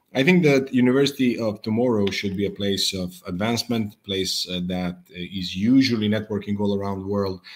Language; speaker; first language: English; non-native, fluent; Serbian